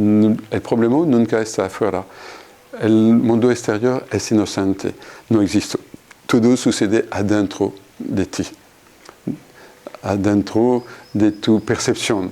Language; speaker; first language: Spanish; non-native, fluent; French